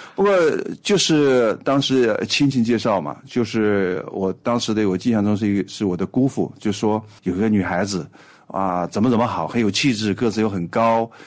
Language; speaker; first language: Chinese; native; Chinese